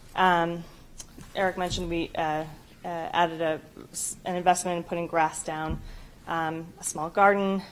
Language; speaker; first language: English; native; English